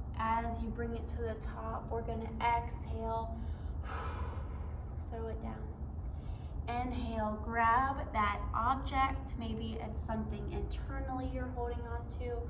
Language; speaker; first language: English; native; English